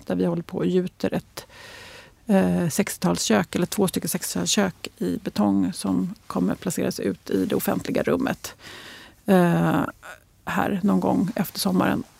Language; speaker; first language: Swedish; native; Swedish